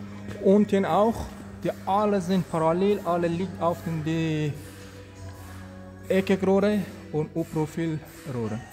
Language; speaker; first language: German; non-native, learner; Persian